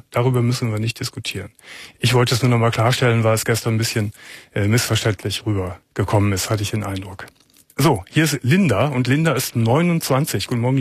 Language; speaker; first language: German; native; German